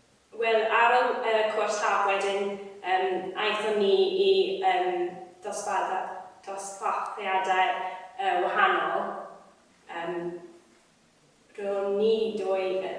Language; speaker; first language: Welsh; non-native, learner; English